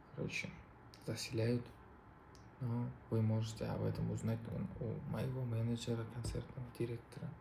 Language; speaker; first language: Russian; non-native, local second language; Kazakh